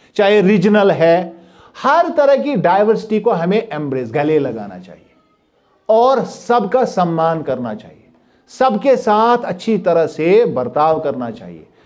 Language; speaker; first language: Urdu; non-native, local second language; Kashmiri